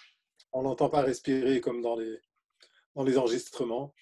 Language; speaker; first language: French; native; French